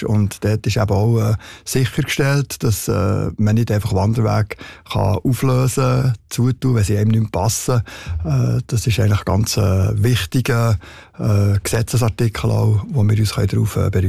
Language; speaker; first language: German; native; German